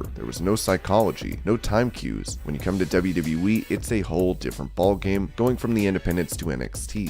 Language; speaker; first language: English; native; English